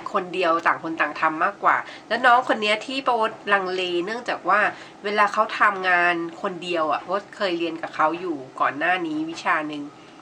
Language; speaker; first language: Thai; native; Thai